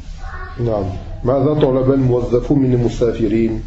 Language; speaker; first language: Arabic; non-native, fluent; French